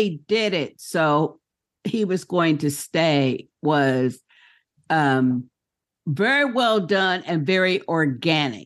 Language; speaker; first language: English; native; English